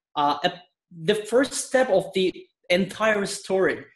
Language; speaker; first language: English; non-native, fluent; Turkish